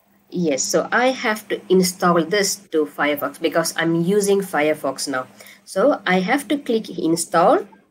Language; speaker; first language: English; non-native, local second language; Tamil